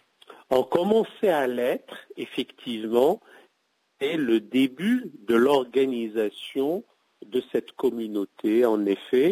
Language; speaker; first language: French; non-native, local second language; Arabic